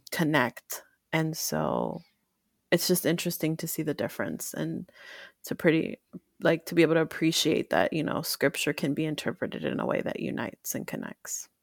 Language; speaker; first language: English; early bilingual, other home language; Spanish